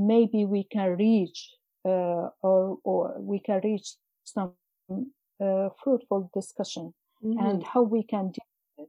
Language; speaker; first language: English; non-native, fluent; Arabic